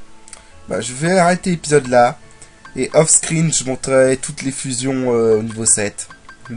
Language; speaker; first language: French; native; French